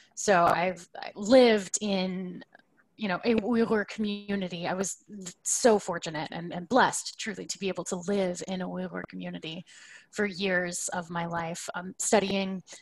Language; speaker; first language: English; native; English